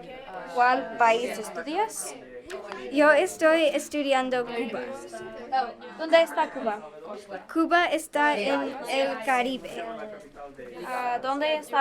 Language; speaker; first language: Spanish; non-native, learner; English